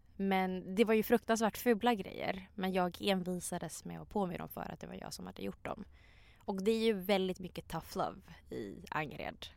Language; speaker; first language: Swedish; native; Swedish